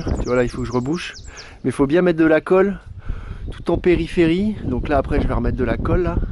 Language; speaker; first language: French; native; French